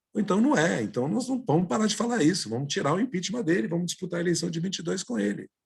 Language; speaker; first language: Portuguese; native; Portuguese